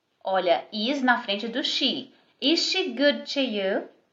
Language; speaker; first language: English; non-native, fluent; Portuguese